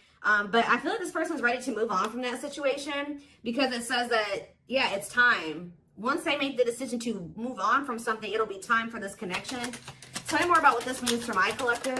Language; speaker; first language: English; native; English